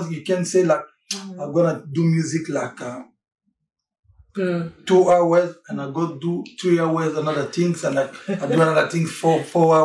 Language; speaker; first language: English; non-native, learner; French